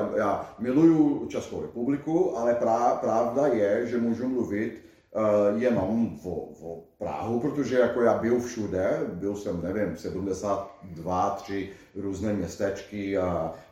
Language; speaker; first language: Czech; non-native, fluent; Portuguese